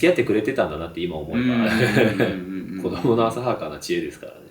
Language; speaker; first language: Japanese; native; Japanese